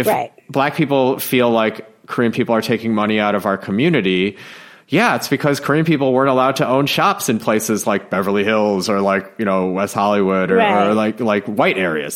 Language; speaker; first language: English; native; English